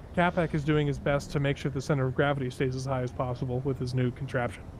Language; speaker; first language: English; native; English